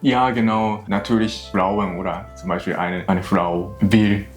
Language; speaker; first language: German; non-native, learner; Japanese